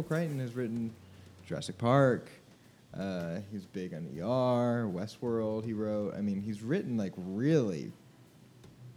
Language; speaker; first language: English; native; English